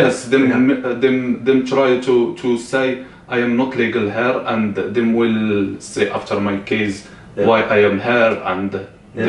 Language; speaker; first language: English; non-native, learner; Arabic